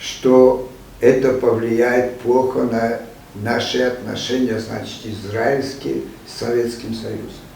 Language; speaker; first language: Russian; non-native, fluent; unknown